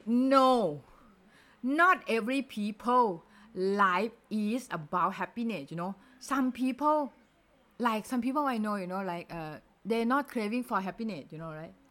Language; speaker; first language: English; non-native, learner; Thai